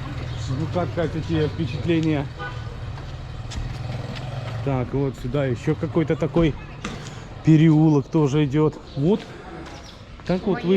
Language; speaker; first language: Russian; native; Russian